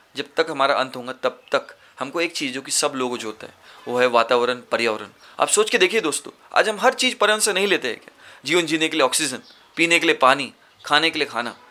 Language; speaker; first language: Hindi; native; Hindi